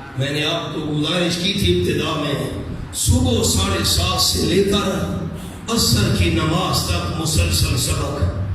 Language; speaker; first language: Urdu; non-native, local second language; Pashto